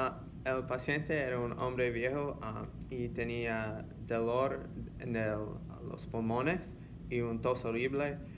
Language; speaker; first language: Spanish; non-native, learner; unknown